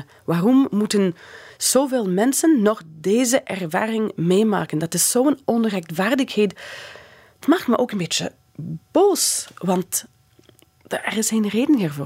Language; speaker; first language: Dutch; non-native, fluent; English